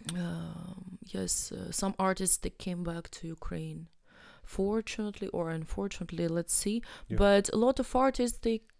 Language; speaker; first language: English; non-native, learner; Ukrainian